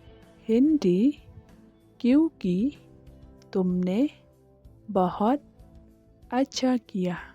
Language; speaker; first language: Hindi; non-native, local second language; Khasi